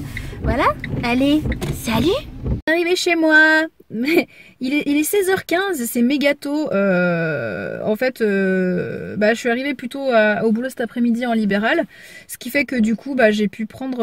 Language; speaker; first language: French; native; French